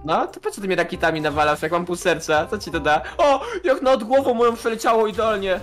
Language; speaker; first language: Polish; native; Polish